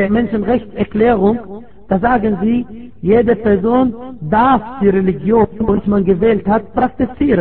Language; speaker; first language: German; non-native, fluent; Arabic